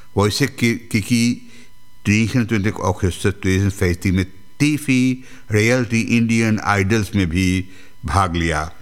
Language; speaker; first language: Hindi; early bilingual, heritage; Hindi